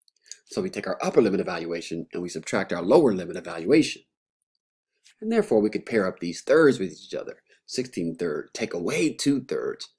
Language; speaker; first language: English; native; English